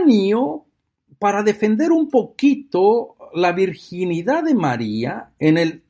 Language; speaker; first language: Spanish; native; Spanish